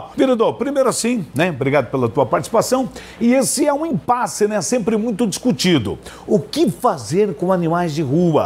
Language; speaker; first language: Portuguese; native; Portuguese